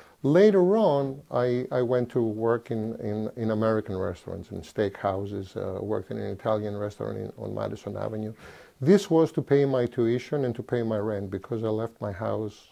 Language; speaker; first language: English; non-native, fluent; Greek